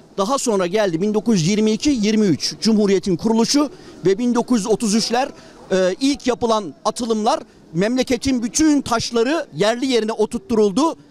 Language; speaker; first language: Turkish; native; Turkish